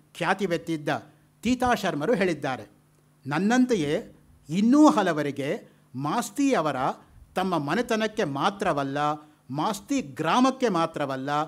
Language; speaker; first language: Kannada; native; Kannada